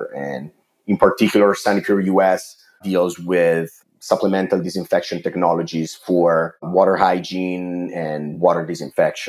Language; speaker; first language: English; non-native, fluent; Italian